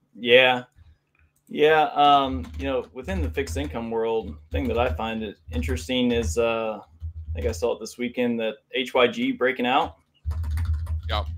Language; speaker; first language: English; native; English